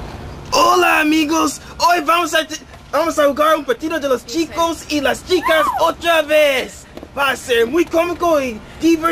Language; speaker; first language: Spanish; non-native, learner; English